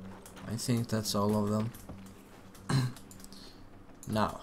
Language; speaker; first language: English; non-native, fluent; Swedish